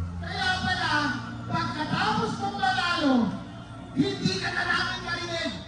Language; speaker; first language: Filipino; non-native, local second language; Iloko